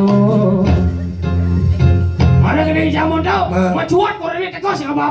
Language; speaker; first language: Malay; non-native, local second language; Balinese